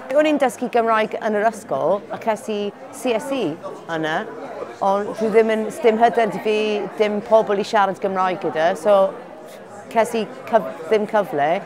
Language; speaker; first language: Welsh; non-native, learner; English